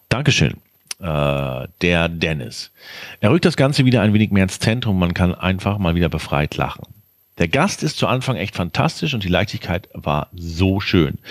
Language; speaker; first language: German; native; German